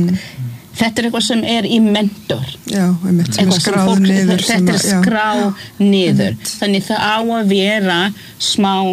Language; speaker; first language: Icelandic; non-native, fluent; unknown